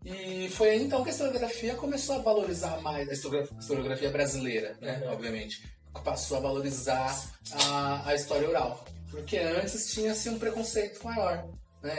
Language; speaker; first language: Portuguese; native; Portuguese